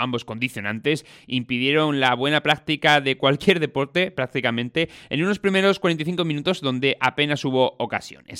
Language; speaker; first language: Spanish; native; Spanish